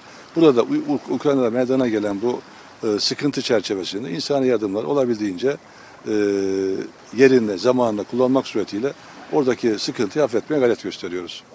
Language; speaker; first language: Turkish; native; Turkish